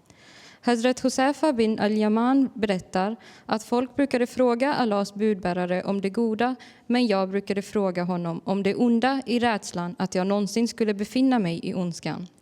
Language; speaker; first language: Swedish; early bilingual, other home language; Urdu